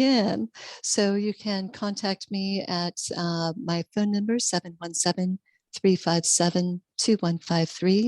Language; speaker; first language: English; native; English